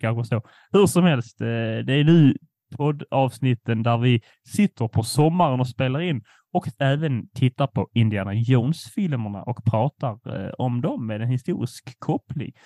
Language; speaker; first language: Swedish; native; Swedish